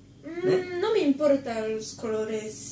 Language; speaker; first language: Spanish; non-native, learner; Japanese